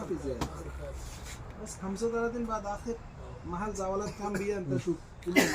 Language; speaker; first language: Arabic; non-native, learner; Bangla